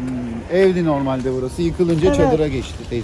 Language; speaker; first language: Turkish; native; Turkish